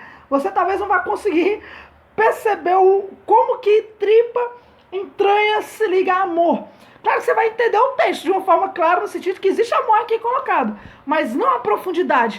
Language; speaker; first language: Portuguese; native; Portuguese